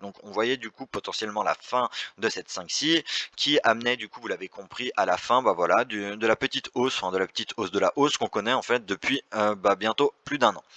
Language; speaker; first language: French; native; French